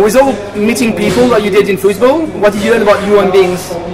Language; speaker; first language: English; non-native, learner; French